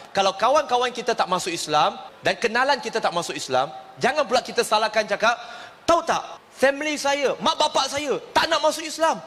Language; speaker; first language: Malay; non-native, local second language; Chinese